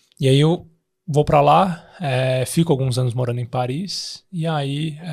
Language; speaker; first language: Portuguese; early bilingual, other home language; Chinese